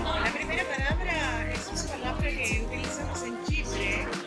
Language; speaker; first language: Spanish; non-native, fluent; Greek